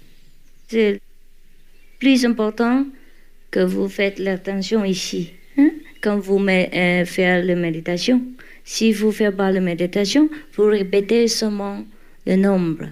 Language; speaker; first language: French; non-native, learner; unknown